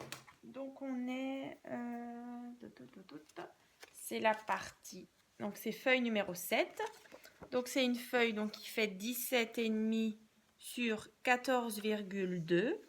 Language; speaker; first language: French; native; French